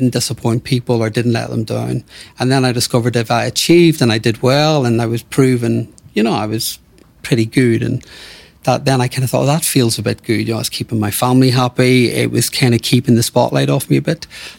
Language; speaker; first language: English; native; English